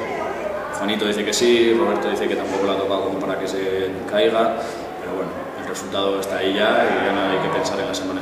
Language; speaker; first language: Spanish; native; Spanish